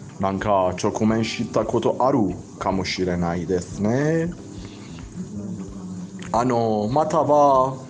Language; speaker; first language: Japanese; non-native, learner; Persian